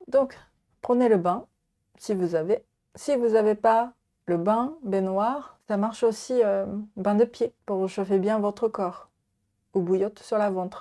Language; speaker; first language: French; non-native, learner; Japanese